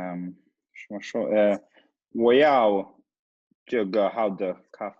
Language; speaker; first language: Chinese; non-native, learner; Swedish